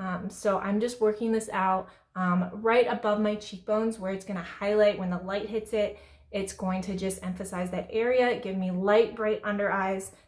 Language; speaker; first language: English; native; English